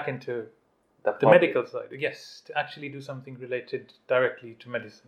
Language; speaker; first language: English; non-native, local second language; Urdu